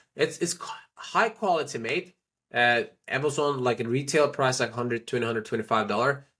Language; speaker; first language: English; non-native, fluent; Turkish